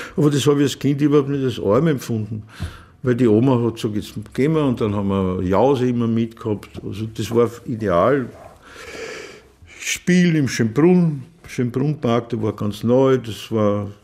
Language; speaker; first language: German; native; German